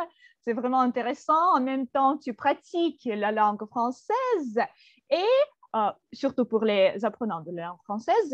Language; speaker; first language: French; non-native, fluent; Russian